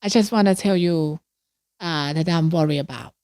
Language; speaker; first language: English; non-native, learner; Thai